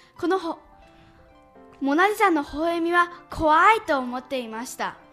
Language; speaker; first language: Japanese; early bilingual, other home language; Chinese